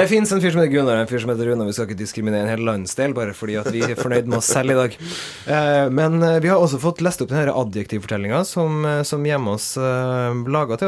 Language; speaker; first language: Norwegian; native; Norwegian